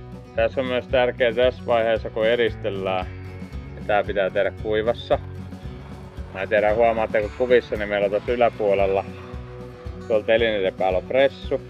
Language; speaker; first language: Finnish; native; Finnish